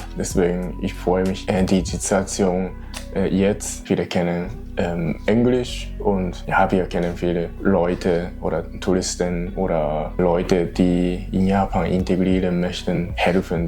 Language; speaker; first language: German; non-native, learner; Japanese